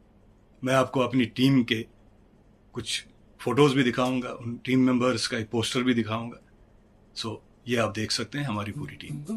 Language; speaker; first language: Hindi; native; Hindi